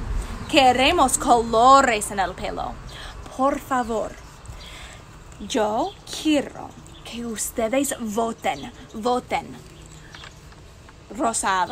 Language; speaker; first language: Spanish; non-native, fluent; English